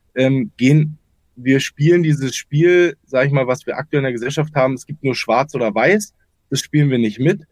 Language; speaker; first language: German; native; German